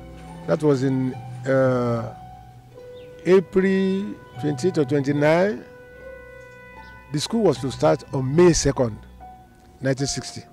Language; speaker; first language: English; non-native, local second language; Yoruba